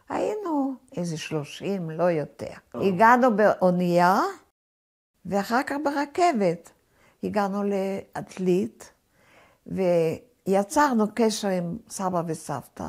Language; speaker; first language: Hebrew; early bilingual, other home language; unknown